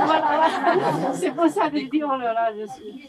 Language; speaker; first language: French; non-native, learner; Chinese